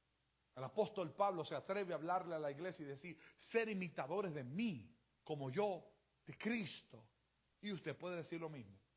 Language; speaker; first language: Spanish; native; Spanish